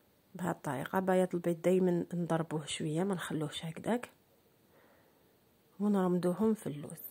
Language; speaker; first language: Arabic; native; Arabic